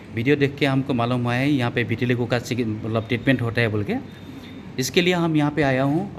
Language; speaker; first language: Hindi; non-native, local second language; Assamese